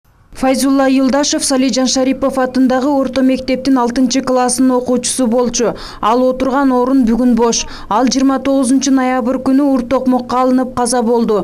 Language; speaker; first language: Kyrgyz; native; Kyrgyz